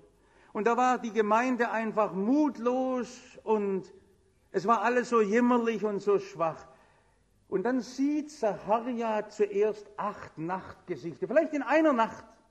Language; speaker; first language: German; native; German